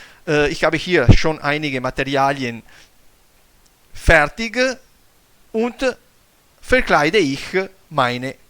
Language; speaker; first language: German; non-native, fluent; Italian